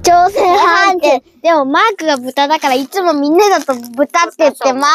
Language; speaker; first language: Japanese; early bilingual, heritage; Japanese